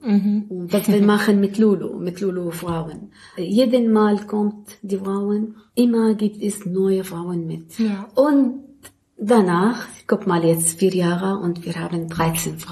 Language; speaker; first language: German; non-native, learner; Arabic